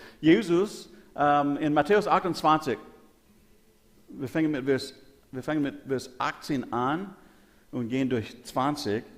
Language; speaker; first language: German; non-native, learner; English